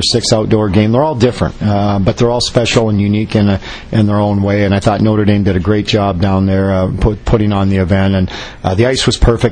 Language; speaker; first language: English; native; English